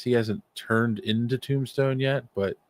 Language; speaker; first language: English; native; English